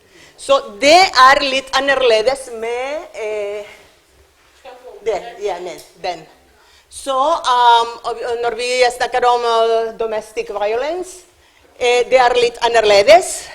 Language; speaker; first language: Norwegian; non-native, learner; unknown